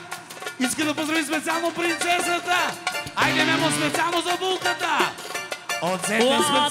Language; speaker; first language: Bulgarian; non-native, local second language; Turkish